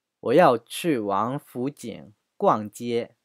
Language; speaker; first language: Chinese; non-native, fluent; Korean